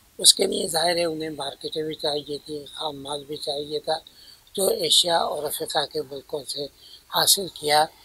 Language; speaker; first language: Urdu; native; Urdu